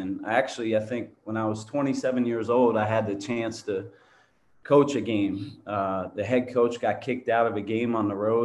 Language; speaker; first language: English; native; English